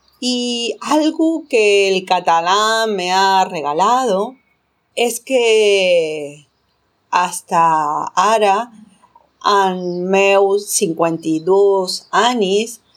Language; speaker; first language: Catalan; non-native, learner; Spanish